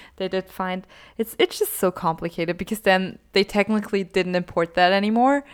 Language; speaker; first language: English; non-native, fluent; German